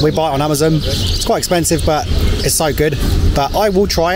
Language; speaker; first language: English; native; English